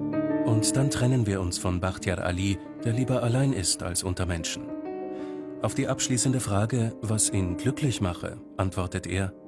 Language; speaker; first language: German; native; German